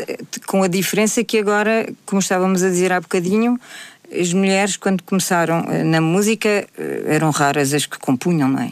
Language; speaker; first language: Portuguese; native; Portuguese